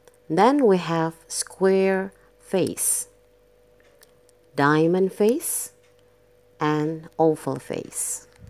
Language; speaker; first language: English; non-native, fluent; Indonesian